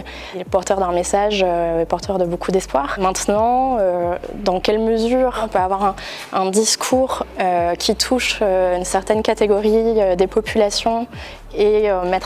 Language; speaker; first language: French; native; French